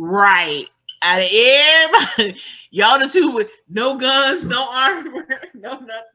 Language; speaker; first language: English; native; English